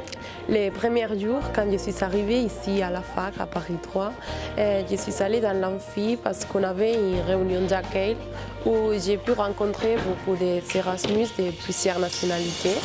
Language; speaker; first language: French; non-native, fluent; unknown